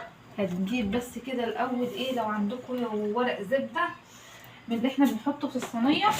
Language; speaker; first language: Arabic; native; Arabic